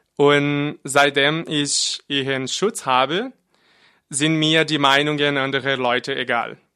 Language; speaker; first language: German; non-native, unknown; Portuguese